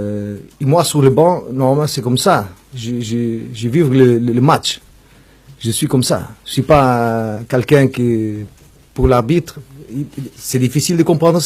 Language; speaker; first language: French; non-native, fluent; Portuguese